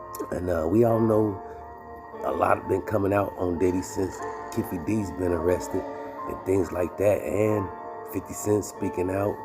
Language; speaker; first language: English; native; English